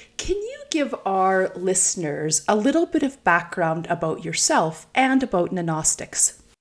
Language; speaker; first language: English; native; English